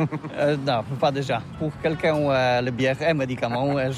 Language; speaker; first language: French; non-native, learner; Polish